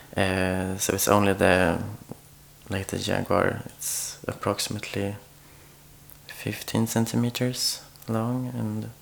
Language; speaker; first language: English; non-native, fluent; Swedish